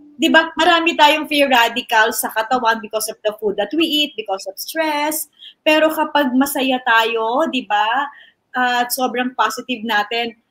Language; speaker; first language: Filipino; native; Filipino